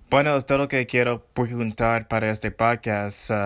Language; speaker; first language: Spanish; non-native, learner; English